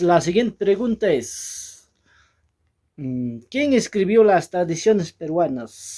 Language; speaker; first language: Spanish; native; Spanish